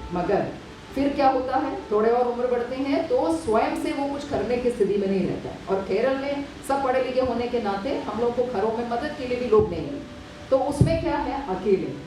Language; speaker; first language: Hindi; non-native, local second language; Malayalam